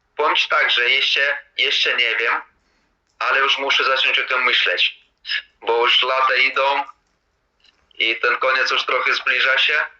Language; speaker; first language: Polish; non-native, fluent; Latvian